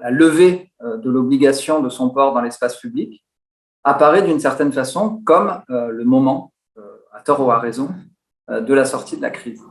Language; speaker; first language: French; native; French